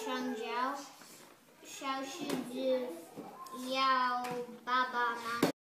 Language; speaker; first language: Chinese; early bilingual, heritage; Chinese